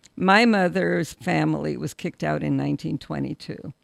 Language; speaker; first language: English; early bilingual, other home language; Russian